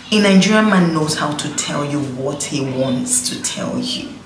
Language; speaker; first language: English; non-native, local second language; Igbo